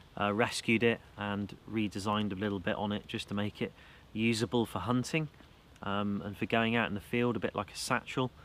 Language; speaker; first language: English; native; English